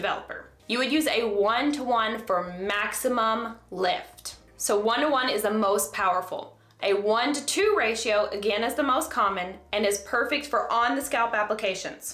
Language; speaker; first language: English; native; English